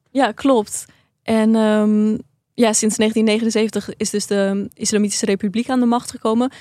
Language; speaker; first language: Dutch; early bilingual, other home language; Persian